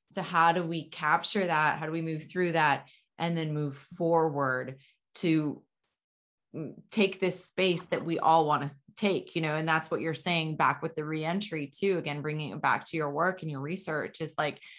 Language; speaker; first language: English; native; English